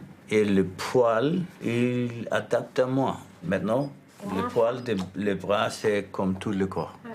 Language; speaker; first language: French; non-native, learner; Icelandic